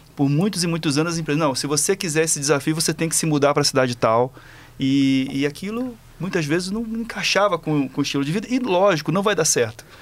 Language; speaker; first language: Portuguese; native; Portuguese